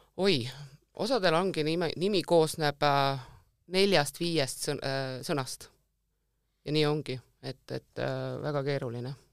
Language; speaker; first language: Estonian; native; Estonian